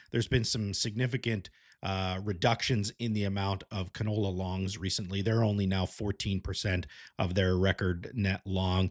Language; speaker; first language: English; native; English